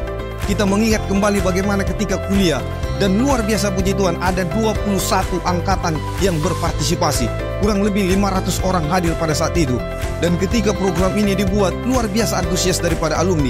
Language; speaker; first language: Indonesian; native; Indonesian